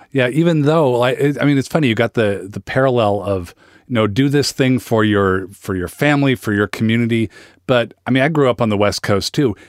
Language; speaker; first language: English; native; English